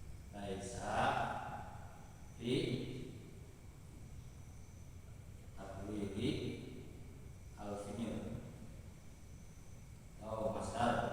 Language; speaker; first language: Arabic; non-native, fluent; Indonesian